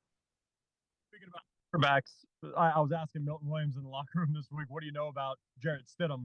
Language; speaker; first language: English; native; English